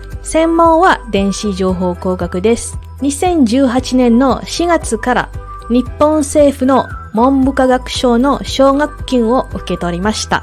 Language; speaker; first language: Japanese; non-native, learner; Malay